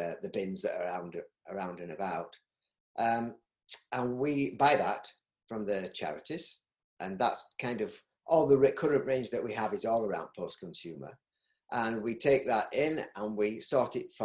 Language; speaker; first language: English; native; English